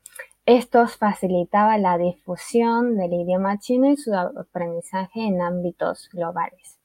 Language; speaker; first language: Spanish; early bilingual, other home language; Chinese